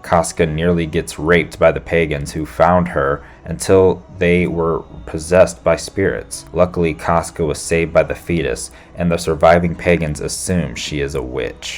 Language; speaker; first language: English; native; English